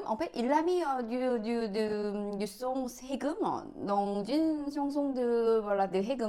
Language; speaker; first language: French; non-native, learner; Korean